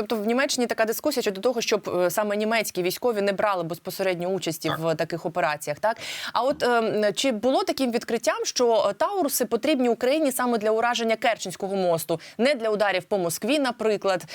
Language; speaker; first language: Ukrainian; native; Ukrainian